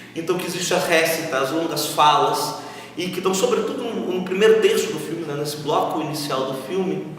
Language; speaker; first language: Portuguese; native; Portuguese